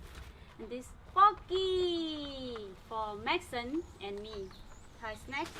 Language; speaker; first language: English; non-native, learner; Thai